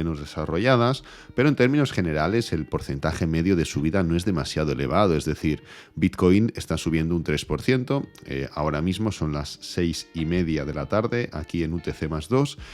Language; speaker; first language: Spanish; native; Spanish